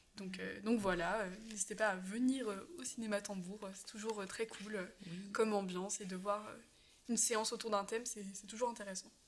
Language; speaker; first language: French; native; French